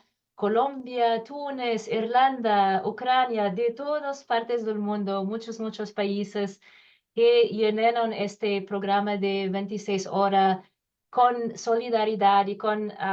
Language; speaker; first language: Spanish; non-native, learner; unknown